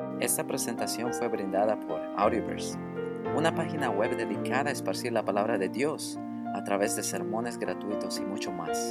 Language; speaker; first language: Spanish; native; Spanish